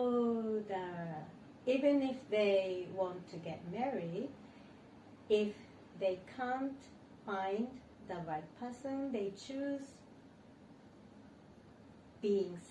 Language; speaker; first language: English; non-native, learner; Japanese